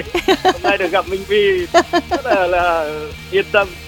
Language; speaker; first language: Vietnamese; native; Vietnamese